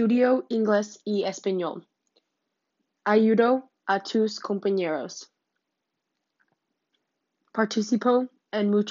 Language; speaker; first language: Spanish; non-native, learner; English